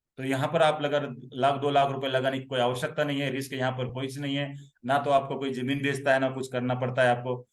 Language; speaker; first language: Hindi; non-native, local second language; Marathi